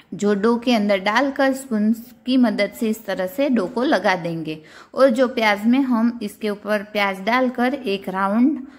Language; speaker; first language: Hindi; non-native, local second language; Gujarati